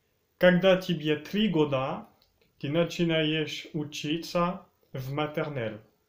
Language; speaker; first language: Russian; early bilingual, heritage; French